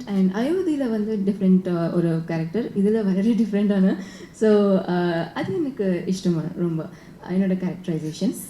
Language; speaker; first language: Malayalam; non-native, learner; Tamil